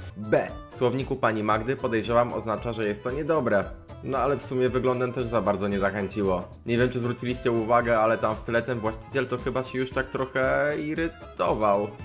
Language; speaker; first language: Polish; native; Polish